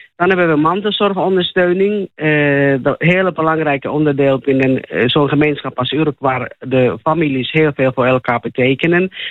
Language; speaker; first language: Dutch; non-native, fluent; Finnish